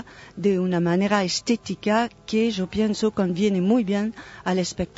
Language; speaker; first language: Spanish; non-native, fluent; French